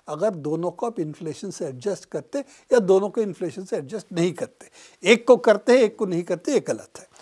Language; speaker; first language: Hindi; non-native, local second language; Bangla